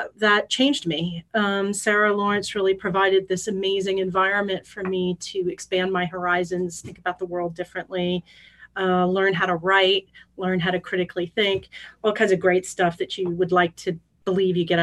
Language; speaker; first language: English; native; English